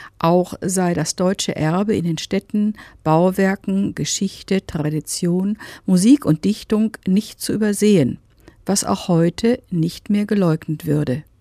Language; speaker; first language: German; native; German